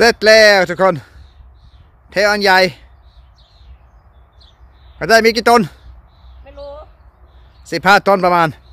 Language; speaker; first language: Thai; non-native, learner; Greek